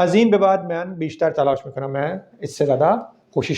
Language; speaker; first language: Persian; non-native, fluent; Urdu